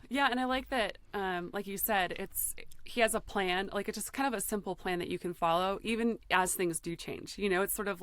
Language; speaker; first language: English; native; English